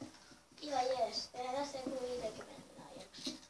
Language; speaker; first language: Finnish; native; Finnish